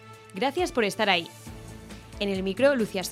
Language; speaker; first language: Spanish; native; Spanish